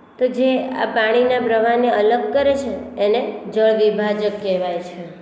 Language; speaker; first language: Gujarati; native; Gujarati